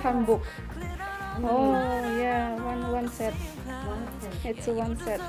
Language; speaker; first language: English; non-native, learner; Indonesian